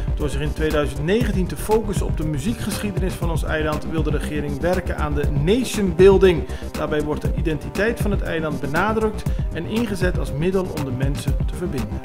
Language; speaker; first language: Dutch; non-native, local second language; Papiamento